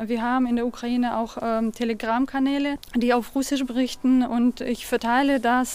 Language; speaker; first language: German; non-native, fluent; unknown